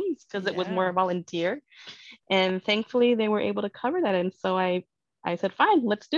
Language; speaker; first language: English; early bilingual, other home language; Spanish